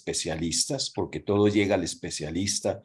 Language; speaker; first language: Spanish; native; Spanish